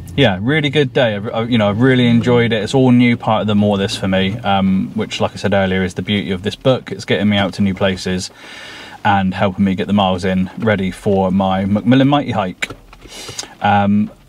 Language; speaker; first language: English; native; English